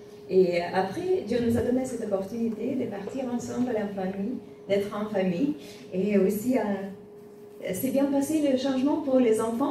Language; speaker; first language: French; non-native, fluent; Spanish